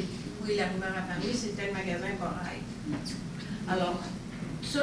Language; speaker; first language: French; native; French